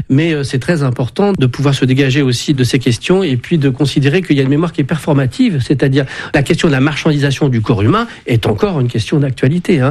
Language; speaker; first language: French; native; French